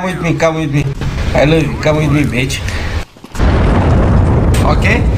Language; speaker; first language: English; non-native, fluent; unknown